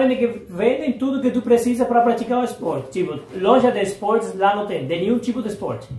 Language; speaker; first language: Portuguese; non-native, fluent; Spanish